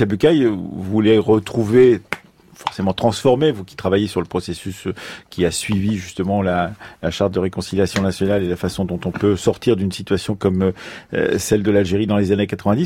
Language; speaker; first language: French; native; French